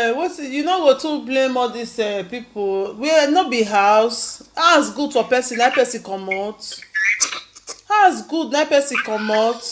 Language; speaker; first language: Nigerian Pidgin; non-native, local second language; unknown